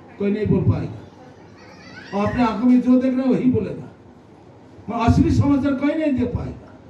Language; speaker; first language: Hindi; non-native, local second language; Bangla